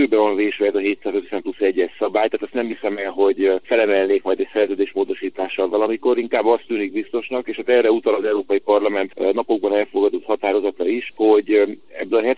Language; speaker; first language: Hungarian; native; Hungarian